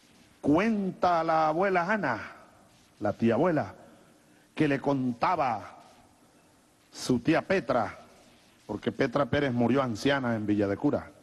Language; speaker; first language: Spanish; native; Spanish